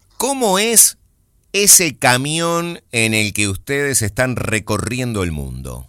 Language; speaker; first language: Spanish; native; Spanish